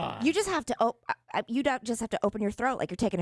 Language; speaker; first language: English; native; English